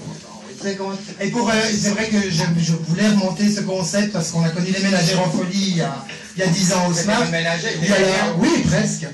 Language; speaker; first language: French; native; French